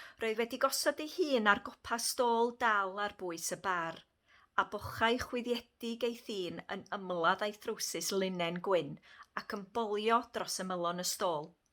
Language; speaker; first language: Welsh; native; Welsh